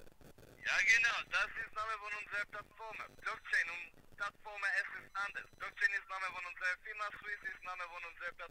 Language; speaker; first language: German; non-native, learner; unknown